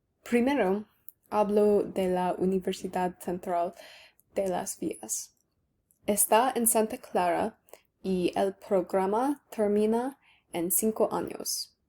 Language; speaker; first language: Spanish; non-native, learner; English